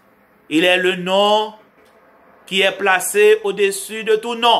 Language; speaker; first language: French; non-native, local second language; Haitian Creole